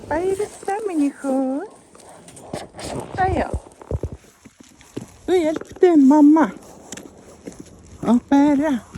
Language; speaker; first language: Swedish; non-native, learner; Mongolian